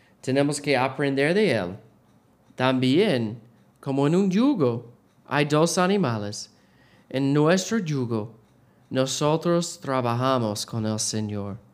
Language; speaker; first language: Spanish; non-native, learner; English